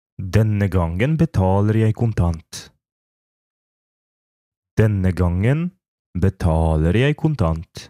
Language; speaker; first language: Norwegian; non-native, fluent; Polish